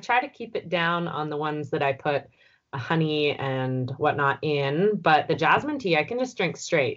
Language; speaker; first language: English; native; English